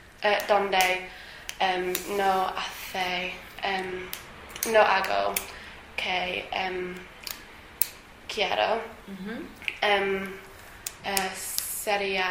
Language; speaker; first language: Spanish; non-native, learner; English